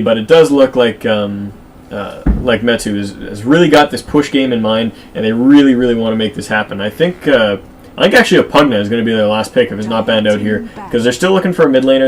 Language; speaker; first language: English; native; English